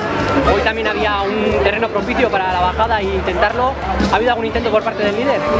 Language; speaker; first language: Spanish; native; Spanish